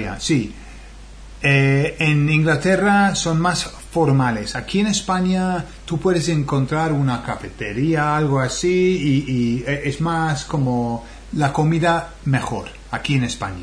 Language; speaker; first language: Spanish; non-native, fluent; English